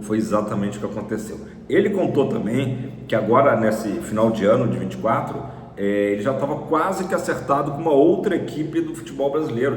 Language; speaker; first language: Portuguese; native; Portuguese